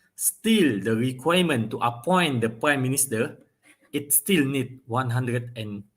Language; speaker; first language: English; non-native, local second language; Malay